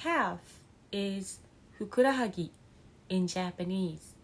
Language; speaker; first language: English; non-native, fluent; Japanese